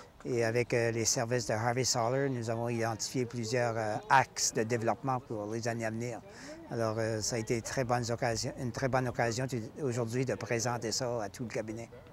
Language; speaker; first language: French; native; French